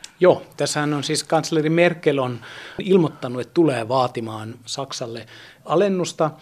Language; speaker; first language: Finnish; early bilingual, heritage; German